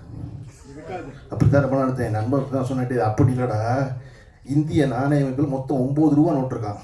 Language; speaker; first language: Tamil; native; Tamil